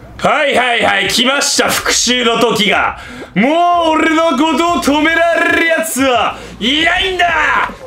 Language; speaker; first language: Japanese; non-native, fluent; Russian